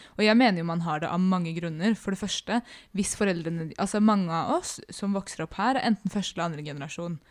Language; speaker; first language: Norwegian; early bilingual, other home language; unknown